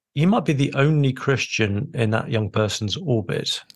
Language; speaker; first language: English; native; English